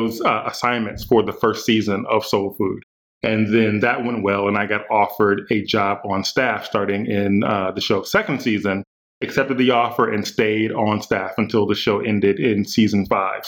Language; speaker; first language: English; native; English